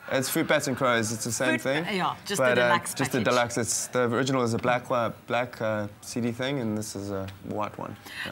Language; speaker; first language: English; native; English